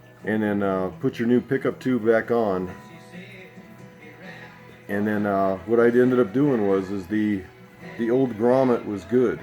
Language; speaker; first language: English; native; English